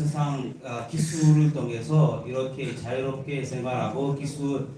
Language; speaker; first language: Korean; non-native, learner; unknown